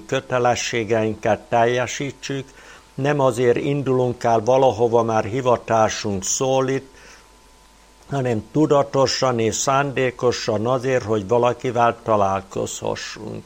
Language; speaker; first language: Hungarian; native; Hungarian